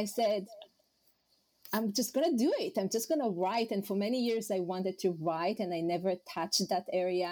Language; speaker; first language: English; non-native, fluent; Hebrew